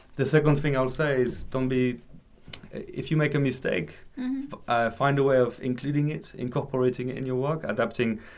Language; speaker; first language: English; non-native, fluent; French